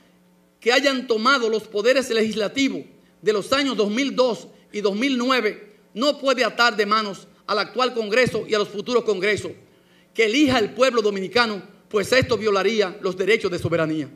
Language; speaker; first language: Spanish; native; Spanish